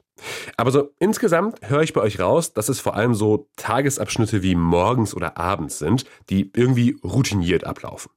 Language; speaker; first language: German; native; German